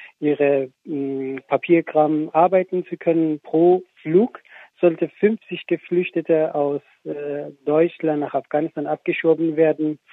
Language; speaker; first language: German; non-native, fluent; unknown